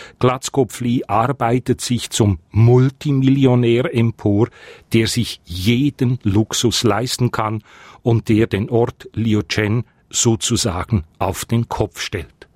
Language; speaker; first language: German; native; German